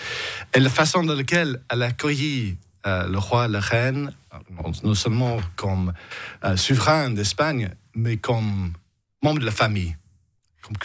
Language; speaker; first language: French; non-native, fluent; English